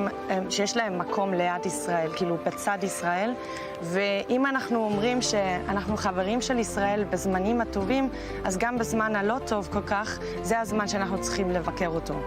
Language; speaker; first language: Hebrew; non-native, fluent; German